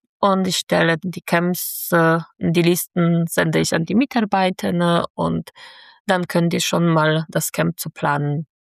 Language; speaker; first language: German; non-native, fluent; Polish